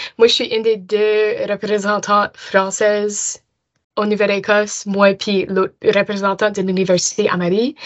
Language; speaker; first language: French; non-native, local second language; English